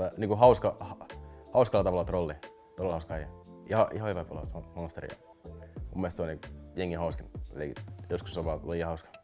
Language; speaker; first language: Finnish; early bilingual, other home language; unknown